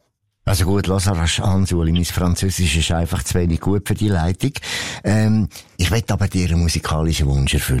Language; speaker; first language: German; native; German